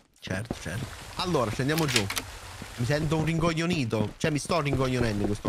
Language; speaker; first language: Italian; native; Italian